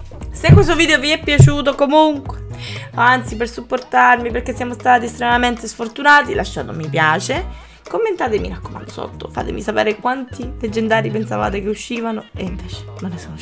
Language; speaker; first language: Italian; native; Italian